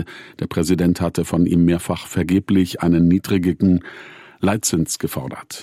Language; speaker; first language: German; native; German